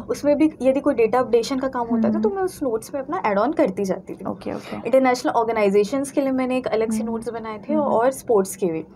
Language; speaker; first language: Hindi; native; Hindi